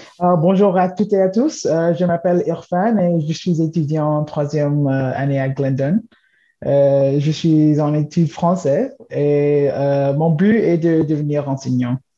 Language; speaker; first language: French; non-native, local second language; English